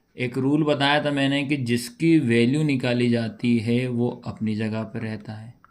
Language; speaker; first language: Hindi; native; Hindi